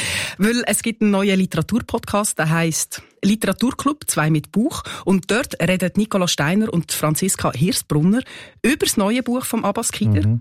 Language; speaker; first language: German; native; German